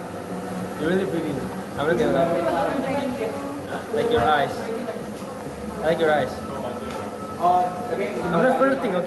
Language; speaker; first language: English; non-native, learner; Indonesian